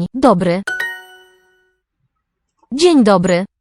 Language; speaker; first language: Polish; non-native, learner; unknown